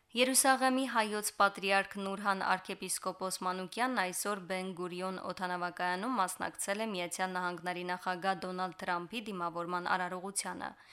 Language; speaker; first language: Armenian; native; Armenian